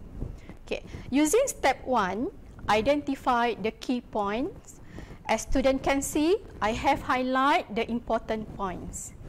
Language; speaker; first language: English; non-native, local second language; Malay